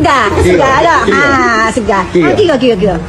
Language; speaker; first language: Malay; native; Malay